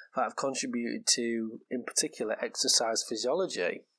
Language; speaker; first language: English; native; English